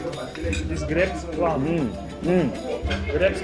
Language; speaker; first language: English; non-native, learner; Armenian